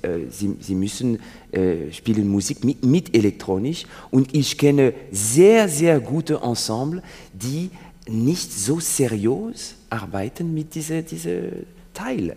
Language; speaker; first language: German; non-native, learner; French